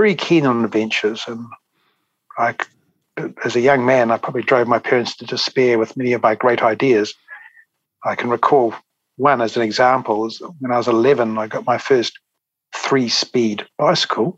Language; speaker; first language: English; native; English